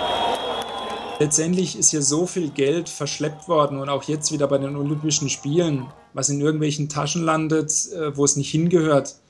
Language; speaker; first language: German; native; German